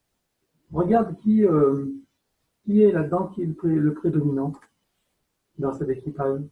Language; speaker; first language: French; native; French